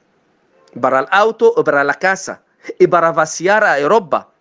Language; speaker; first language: Spanish; non-native, learner; Arabic